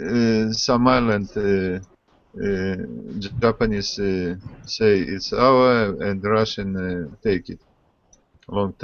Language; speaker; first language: English; non-native, learner; Russian